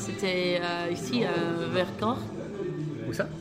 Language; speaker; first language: French; non-native, learner; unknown